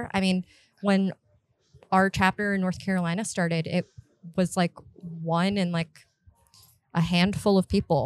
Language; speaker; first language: English; native; English